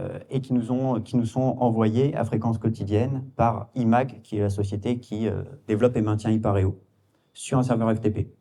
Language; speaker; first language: French; native; French